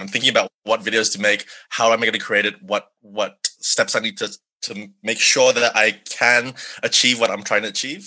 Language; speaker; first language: English; non-native, local second language; Malay